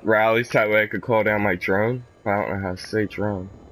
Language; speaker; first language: English; native; English